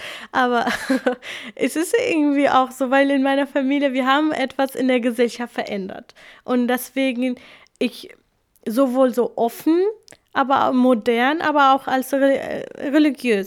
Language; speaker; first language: German; early bilingual, other home language; Kurdish